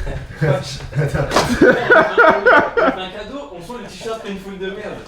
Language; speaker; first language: French; native; French